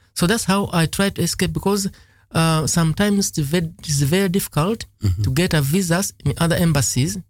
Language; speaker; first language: English; non-native, local second language; Ganda